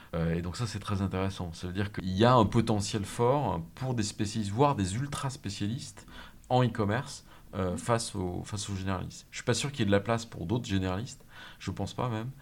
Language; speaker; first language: French; native; French